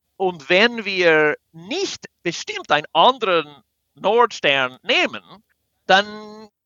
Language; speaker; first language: German; non-native, fluent; English